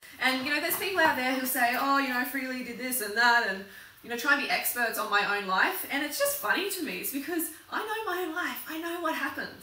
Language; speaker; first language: English; native; English